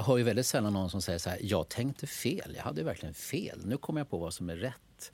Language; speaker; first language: Swedish; native; Swedish